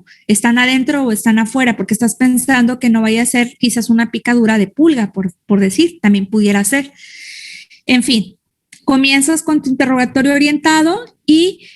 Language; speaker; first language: Spanish; native; Spanish